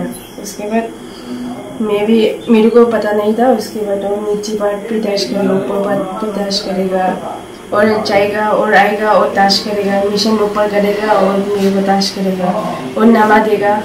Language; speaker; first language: Hindi; non-native, local second language; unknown